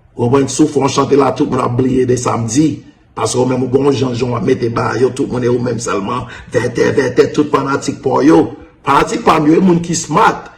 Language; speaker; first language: Haitian Creole; early bilingual, heritage; Haitian Creole